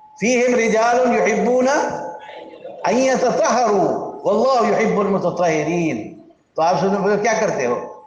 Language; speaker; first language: Urdu; non-native, local second language; Punjabi